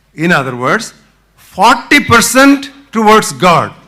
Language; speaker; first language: English; non-native, local second language; Tamil